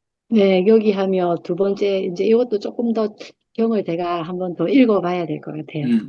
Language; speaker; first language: Korean; native; Korean